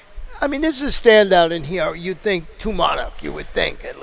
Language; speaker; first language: English; native; English